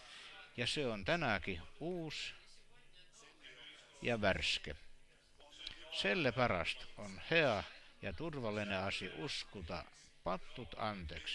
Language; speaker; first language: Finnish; non-native, learner; Estonian